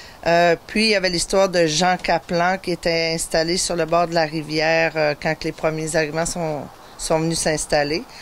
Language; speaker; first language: French; native; French